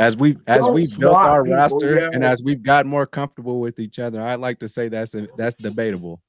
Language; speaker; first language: English; native; English